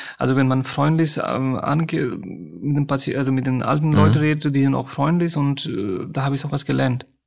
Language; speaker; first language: German; non-native, fluent; Nepali